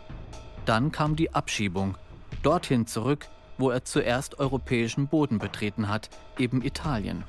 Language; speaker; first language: German; native; German